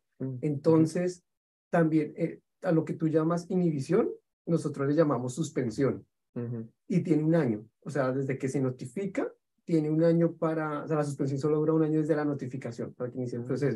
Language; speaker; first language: Spanish; native; Spanish